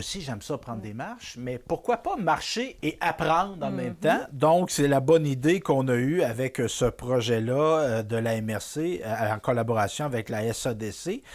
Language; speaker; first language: French; native; French